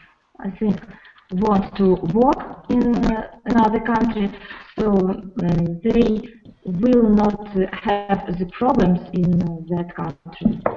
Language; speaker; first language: English; non-native, learner; Russian